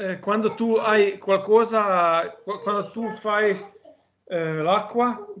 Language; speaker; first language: Italian; non-native, learner; Slovenian